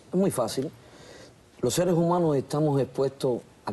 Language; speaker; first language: Spanish; native; Spanish